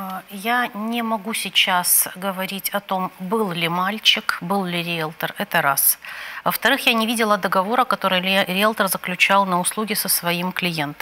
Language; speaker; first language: Russian; native; Russian